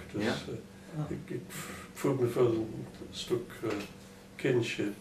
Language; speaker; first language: Dutch; non-native, fluent; English